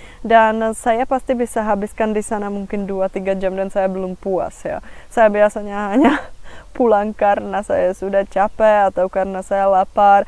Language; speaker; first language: Indonesian; non-native, fluent; Czech